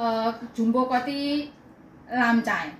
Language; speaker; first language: Cantonese; non-native, learner; Indonesian